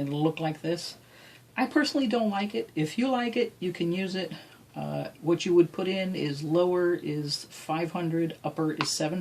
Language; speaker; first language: English; native; English